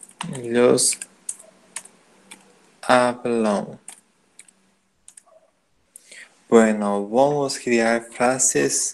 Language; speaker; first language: Spanish; non-native, learner; Portuguese